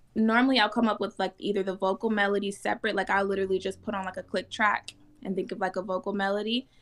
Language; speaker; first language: English; native; English